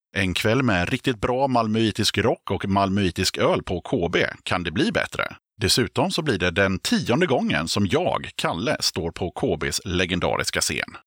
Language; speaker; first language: Swedish; native; Swedish